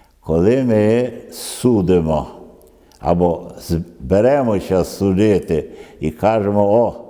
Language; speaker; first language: Ukrainian; early bilingual, other home language; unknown